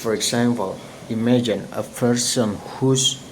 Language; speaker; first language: English; non-native, learner; Indonesian